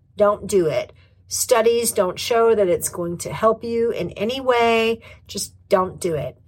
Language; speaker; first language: English; native; English